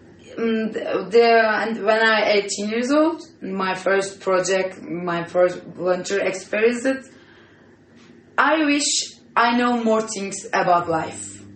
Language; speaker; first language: English; non-native, fluent; Turkish